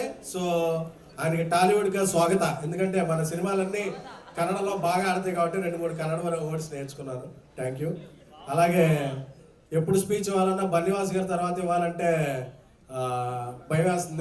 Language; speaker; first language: Telugu; native; Telugu